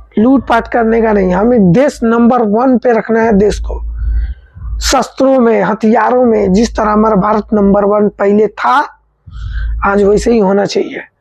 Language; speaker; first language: Hindi; native; Hindi